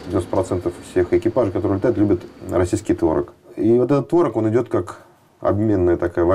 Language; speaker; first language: Russian; native; Russian